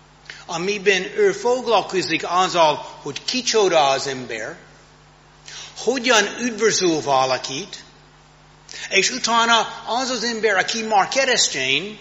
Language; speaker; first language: Hungarian; non-native, fluent; English